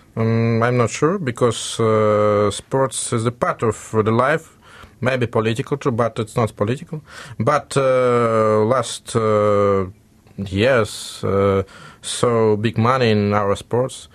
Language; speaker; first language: English; non-native, learner; Russian